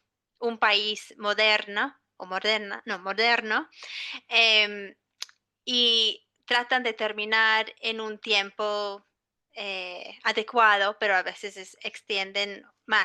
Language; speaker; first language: Spanish; non-native, fluent; English